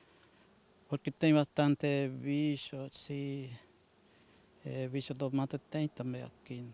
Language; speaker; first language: Portuguese; non-native, local second language; Guarani